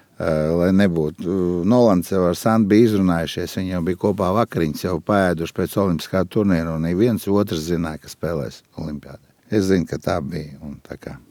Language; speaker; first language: Latvian; native; Latvian